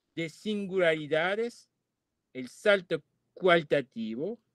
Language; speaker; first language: Spanish; non-native, fluent; Japanese